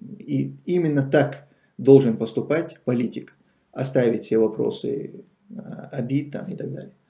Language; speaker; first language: Russian; non-native, local second language; Chechen